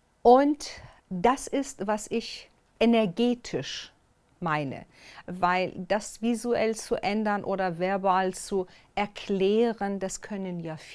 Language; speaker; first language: German; non-native, fluent; Persian